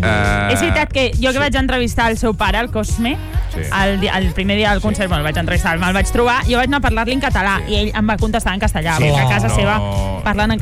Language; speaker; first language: Catalan; native; Catalan